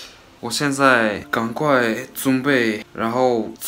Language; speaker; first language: Chinese; non-native, learner; Japanese